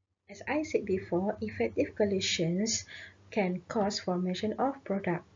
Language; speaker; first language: English; non-native, local second language; Malay